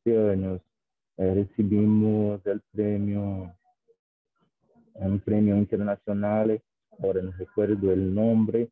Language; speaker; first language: Spanish; non-native, fluent; Portuguese